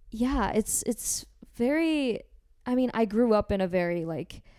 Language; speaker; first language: English; non-native, fluent; Korean